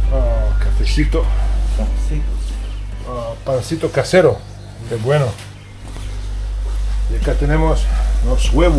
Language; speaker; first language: Spanish; non-native, learner; Italian